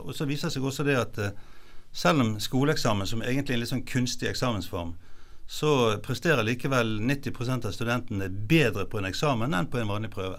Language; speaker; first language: Norwegian; native; Norwegian